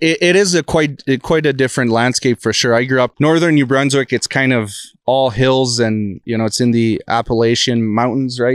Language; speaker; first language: English; non-native, fluent; French